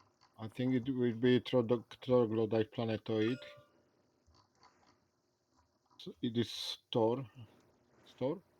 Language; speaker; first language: English; non-native, learner; Polish